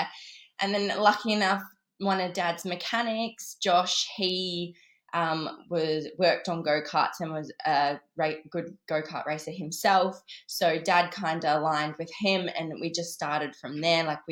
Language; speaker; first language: English; native; English